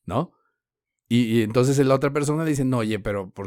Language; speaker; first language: Spanish; native; Spanish